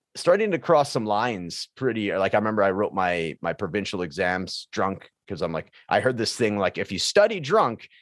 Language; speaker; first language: English; native; English